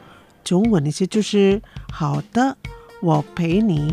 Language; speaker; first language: Chinese; non-native, fluent; Indonesian